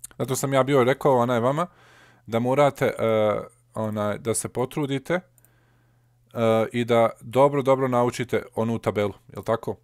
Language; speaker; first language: Bosnian; early bilingual, heritage; Bosnian